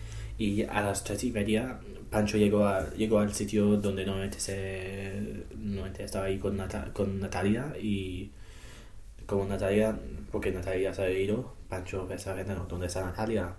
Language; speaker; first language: Spanish; non-native, learner; English